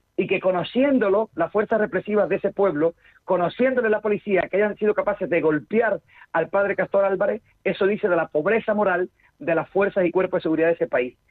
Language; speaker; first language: Spanish; native; Spanish